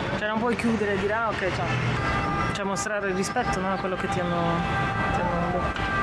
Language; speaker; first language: Italian; non-native, fluent; Polish